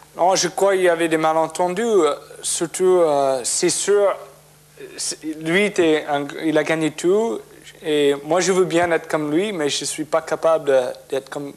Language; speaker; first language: French; non-native, fluent; English